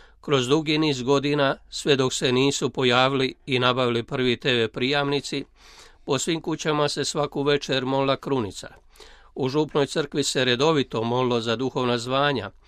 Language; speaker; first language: Croatian; native; Croatian